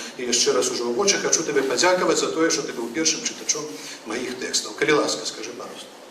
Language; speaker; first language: Belarusian; native; Belarusian